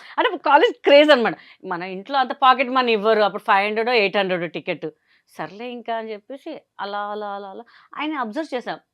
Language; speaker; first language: Telugu; non-native, local second language; Hindi